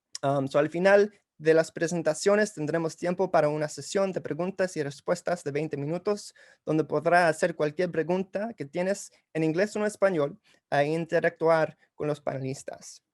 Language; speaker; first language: Spanish; early bilingual, heritage; English